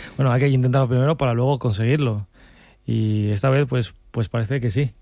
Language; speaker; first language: Spanish; non-native, fluent; Chinese